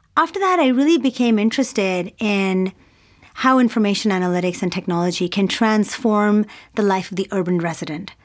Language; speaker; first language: English; non-native, local second language; Urdu